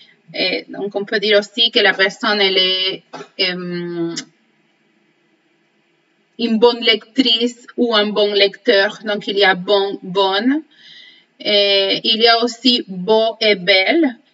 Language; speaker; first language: French; non-native, fluent; Spanish